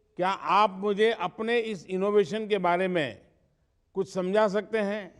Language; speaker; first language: Hindi; non-native, local second language; Gujarati